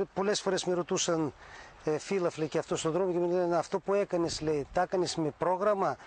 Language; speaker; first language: Greek; early bilingual, heritage; Greek